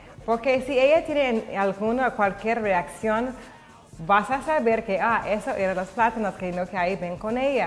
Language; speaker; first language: Spanish; non-native, learner; English